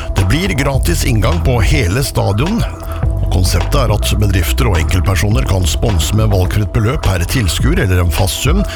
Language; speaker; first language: Norwegian; native; Norwegian